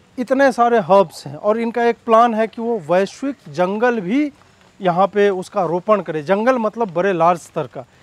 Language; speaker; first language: Hindi; native; Hindi